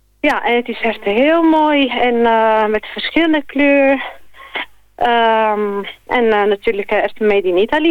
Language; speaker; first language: Dutch; non-native, learner; Italian